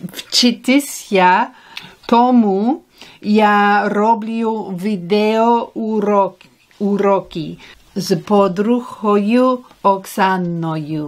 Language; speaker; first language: Ukrainian; non-native, learner; English